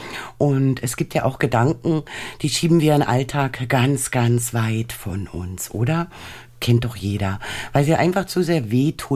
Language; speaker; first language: German; native; German